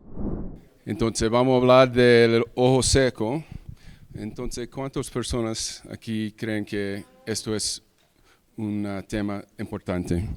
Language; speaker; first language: Spanish; early bilingual, heritage; English